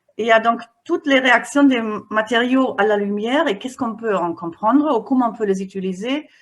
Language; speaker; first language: French; non-native, fluent; German